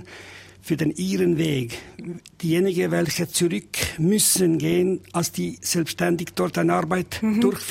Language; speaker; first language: German; non-native, learner; Albanian